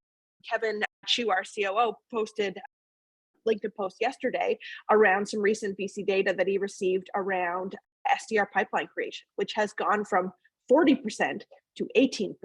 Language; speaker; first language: English; native; English